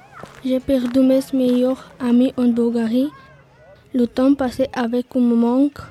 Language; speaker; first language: French; early bilingual, other home language; Bulgarian